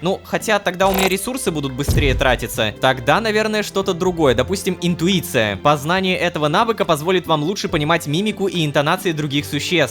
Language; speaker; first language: Russian; native; Russian